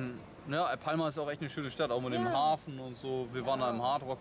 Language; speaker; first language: German; native; German